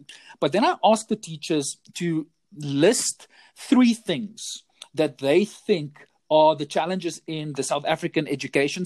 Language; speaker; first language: English; non-native, local second language; Afrikaans